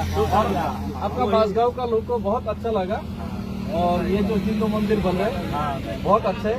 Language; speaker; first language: Hindi; non-native, local second language; Kok Borok